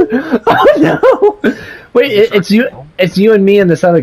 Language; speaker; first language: English; native; English